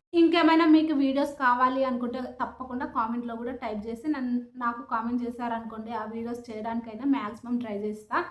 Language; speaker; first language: Telugu; native; Telugu